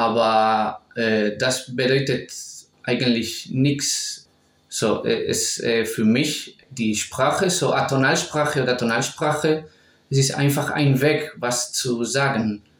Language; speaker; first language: German; non-native, fluent; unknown